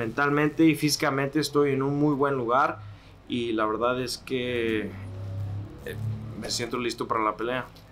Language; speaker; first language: Spanish; early bilingual, heritage; Spanish